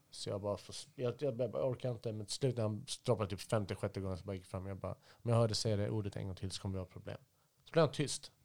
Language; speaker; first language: Swedish; native; Swedish